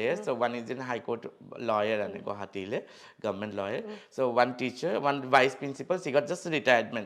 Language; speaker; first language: Malayalam; non-native, local second language; Assamese